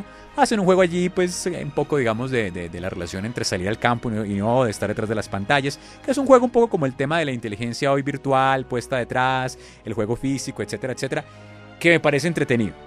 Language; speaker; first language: Spanish; native; Spanish